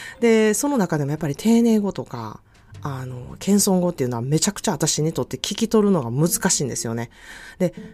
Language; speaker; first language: Japanese; native; Japanese